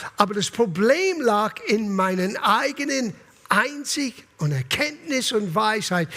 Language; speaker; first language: German; non-native, fluent; English